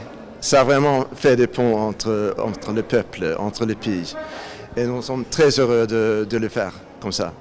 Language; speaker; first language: French; non-native, fluent; Swedish